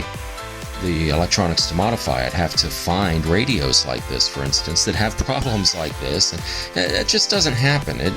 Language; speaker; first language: English; native; English